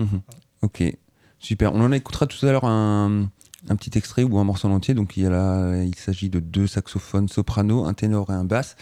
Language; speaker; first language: French; native; French